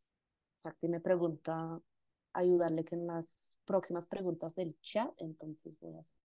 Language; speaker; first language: Spanish; non-native, fluent; Indonesian